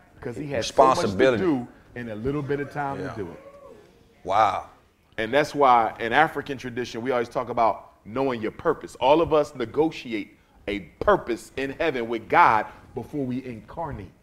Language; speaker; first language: English; native; English